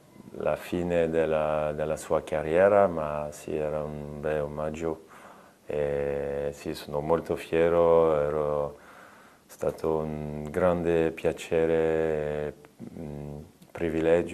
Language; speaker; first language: Italian; non-native, fluent; French